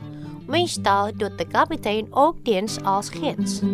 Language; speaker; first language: Dutch; non-native, fluent; Indonesian